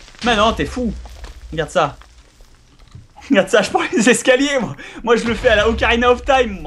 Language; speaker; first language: French; native; French